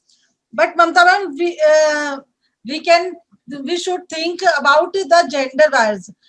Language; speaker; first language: English; non-native, learner; Hindi